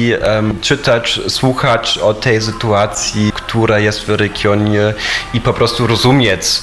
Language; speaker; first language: Polish; non-native, fluent; German